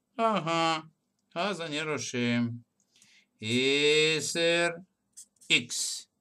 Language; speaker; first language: Hebrew; non-native, fluent; Russian